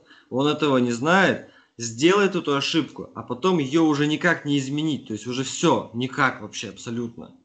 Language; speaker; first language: Russian; native; Russian